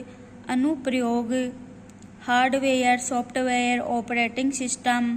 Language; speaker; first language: Hindi; native; Hindi